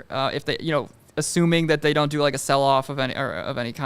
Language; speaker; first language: English; native; English